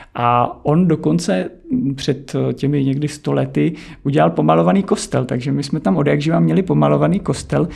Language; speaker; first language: Czech; native; Czech